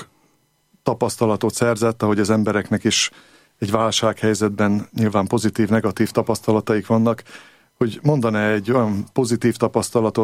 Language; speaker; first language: Hungarian; native; Hungarian